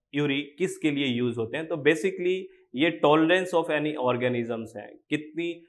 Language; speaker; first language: Hindi; native; Hindi